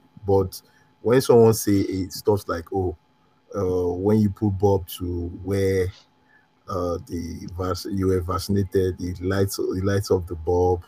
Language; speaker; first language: English; non-native, local second language; Yoruba